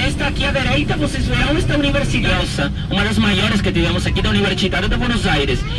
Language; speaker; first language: Portuguese; non-native, learner; Spanish